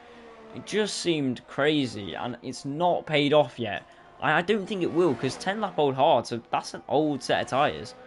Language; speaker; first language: English; native; English